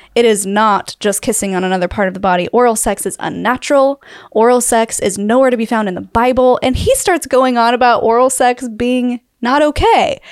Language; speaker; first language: English; native; English